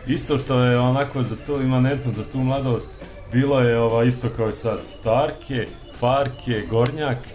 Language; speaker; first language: Serbian; native; Serbian